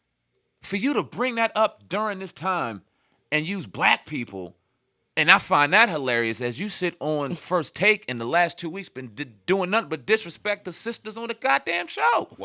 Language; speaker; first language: English; native; English